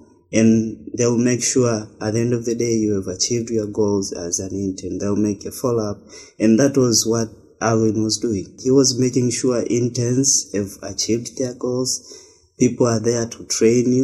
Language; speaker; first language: English; non-native, local second language; Swahili